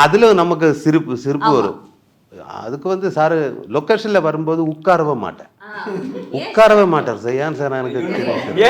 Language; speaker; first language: Tamil; non-native, learner; Malayalam